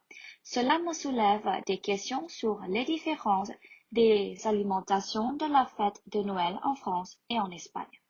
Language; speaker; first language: French; non-native, learner; Thai